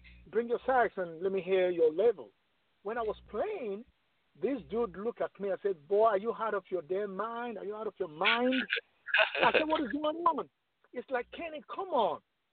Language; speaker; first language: English; non-native, local second language; Yoruba